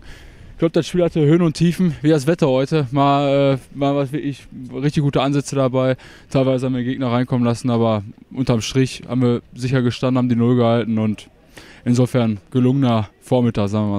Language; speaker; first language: German; native; German